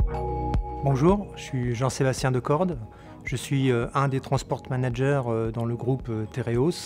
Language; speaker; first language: French; native; French